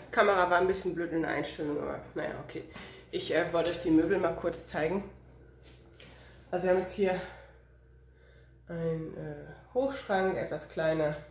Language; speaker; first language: German; native; German